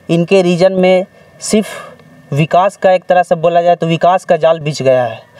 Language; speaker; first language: Hindi; native; Hindi